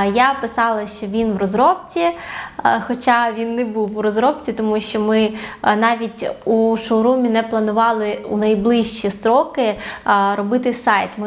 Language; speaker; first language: Ukrainian; non-native, local second language; Russian